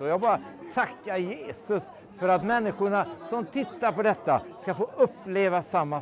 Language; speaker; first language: Swedish; native; Swedish